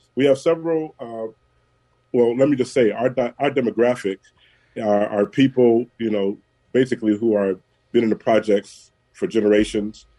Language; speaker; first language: English; native; English